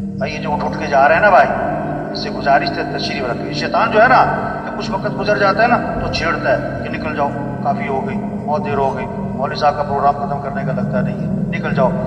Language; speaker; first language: Urdu; non-native, local second language; Pashto